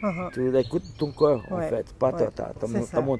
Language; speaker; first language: French; non-native, learner; Portuguese